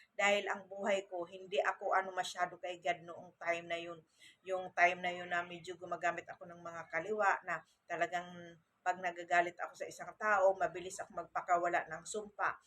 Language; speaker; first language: Filipino; native; Filipino